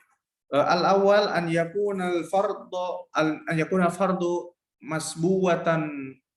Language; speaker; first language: Arabic; non-native, learner; Indonesian